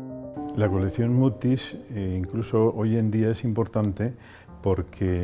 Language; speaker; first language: Spanish; native; Spanish